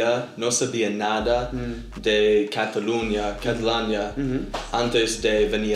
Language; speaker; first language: Spanish; non-native, learner; English